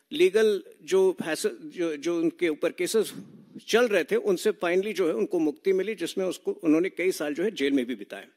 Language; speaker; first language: Hindi; native; Hindi